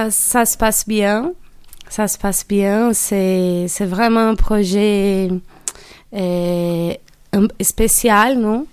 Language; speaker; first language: French; non-native, learner; Portuguese